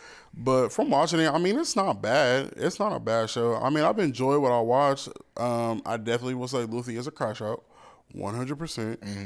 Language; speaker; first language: English; native; English